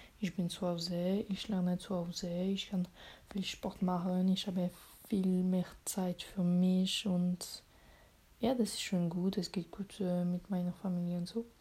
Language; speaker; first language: German; non-native, learner; French